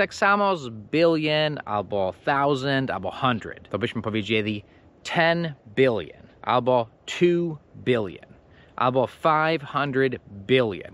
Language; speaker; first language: Polish; non-native, fluent; English